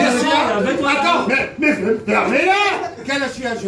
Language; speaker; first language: French; native; French